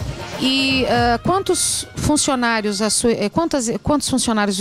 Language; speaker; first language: Portuguese; native; Portuguese